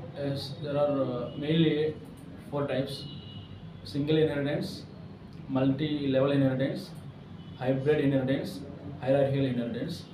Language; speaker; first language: English; non-native, local second language; Telugu